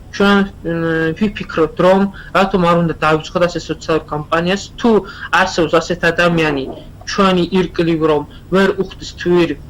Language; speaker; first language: Georgian; non-native, local second language; Azerbaijani